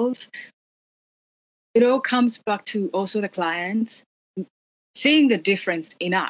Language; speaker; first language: English; non-native, local second language; Acoli